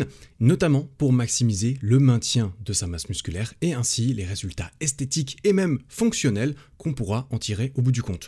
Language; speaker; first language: French; native; French